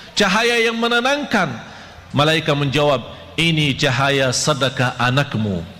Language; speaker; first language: Malay; non-native, fluent; Arabic